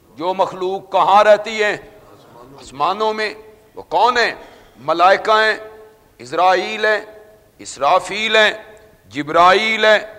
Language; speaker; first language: Urdu; non-native, local second language; Punjabi